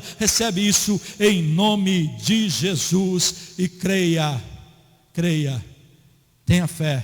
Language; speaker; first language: Portuguese; native; Portuguese